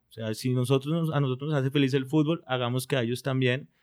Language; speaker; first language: Spanish; native; Spanish